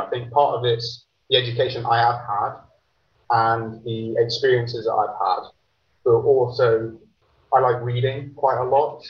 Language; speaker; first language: English; native; English